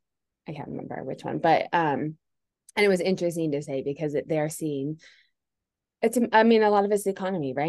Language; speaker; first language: English; native; English